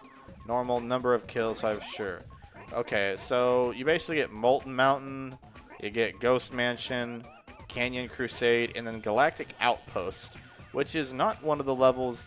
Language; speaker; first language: English; native; English